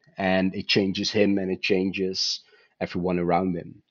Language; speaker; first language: English; non-native, fluent; Dutch